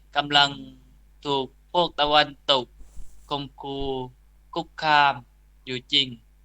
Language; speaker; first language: Thai; non-native, local second language; Pattani Malay